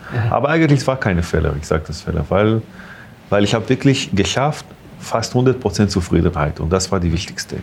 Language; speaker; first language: German; non-native, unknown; Hebrew